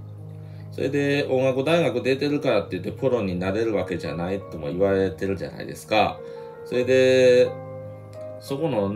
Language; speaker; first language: Japanese; native; Japanese